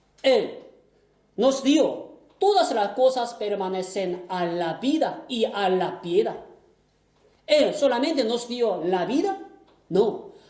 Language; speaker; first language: Spanish; non-native, fluent; Korean